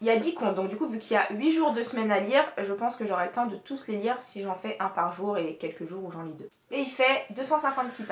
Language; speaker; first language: French; native; French